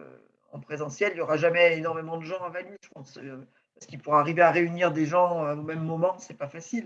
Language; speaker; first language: French; native; French